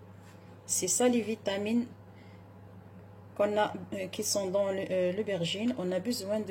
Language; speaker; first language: French; non-native, local second language; Arabic